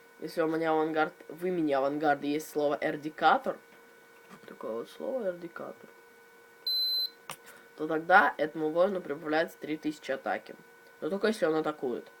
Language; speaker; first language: Russian; native; Russian